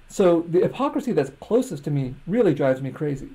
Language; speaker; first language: English; native; English